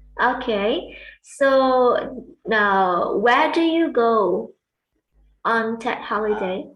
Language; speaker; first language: English; non-native, fluent; Vietnamese